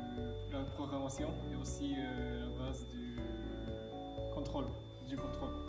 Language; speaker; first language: French; non-native, learner; Japanese